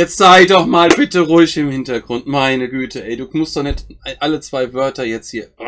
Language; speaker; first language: German; native; German